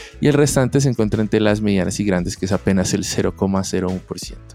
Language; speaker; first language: Spanish; native; Spanish